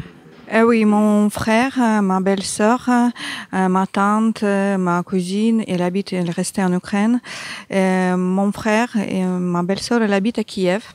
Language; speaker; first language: French; non-native, learner; Ukrainian